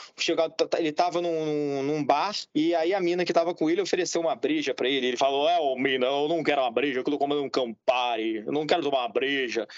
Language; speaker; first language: Portuguese; native; Portuguese